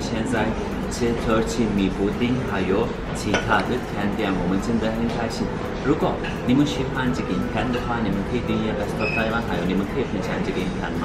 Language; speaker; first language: Chinese; non-native, learner; Turkish